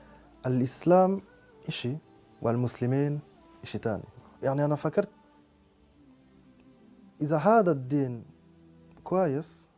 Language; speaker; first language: Arabic; non-native, fluent; French